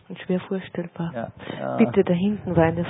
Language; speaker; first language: German; native; German